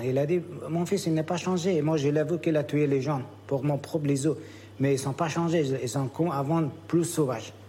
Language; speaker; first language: French; non-native, learner; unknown